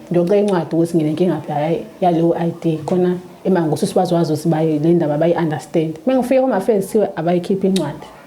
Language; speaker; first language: Zulu; native; Zulu